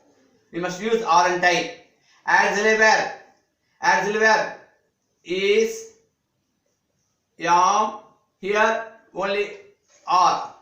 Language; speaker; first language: English; non-native, local second language; Telugu